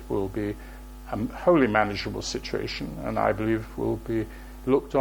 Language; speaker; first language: English; native; English